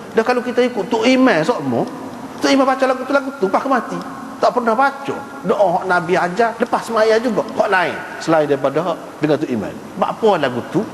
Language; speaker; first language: Malay; native; Malay